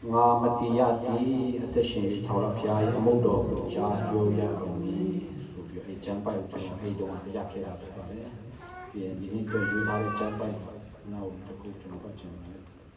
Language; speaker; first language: Burmese; non-native, local second language; Hakha Chin